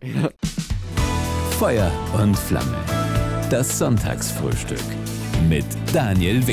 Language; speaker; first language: German; native; German